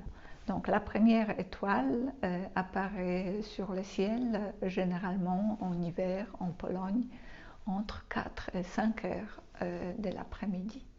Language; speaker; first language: French; non-native, fluent; Polish